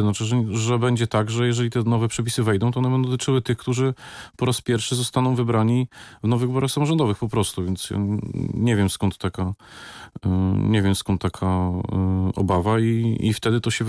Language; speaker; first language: Polish; native; Polish